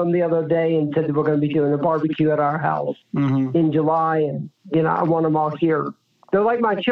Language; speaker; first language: English; native; English